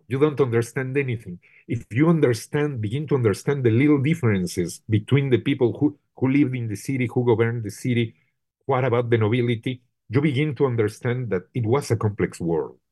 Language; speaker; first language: English; non-native, fluent; Spanish